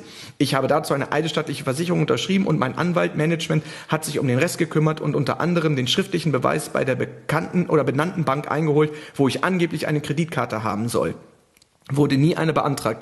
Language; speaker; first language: German; native; German